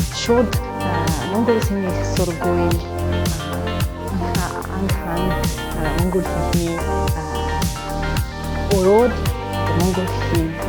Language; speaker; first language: Mongolian; non-native, learner; Italian